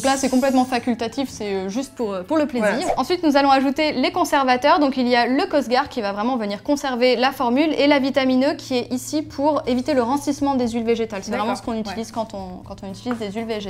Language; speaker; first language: French; native; French